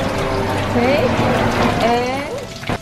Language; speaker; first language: English; non-native, learner; Thai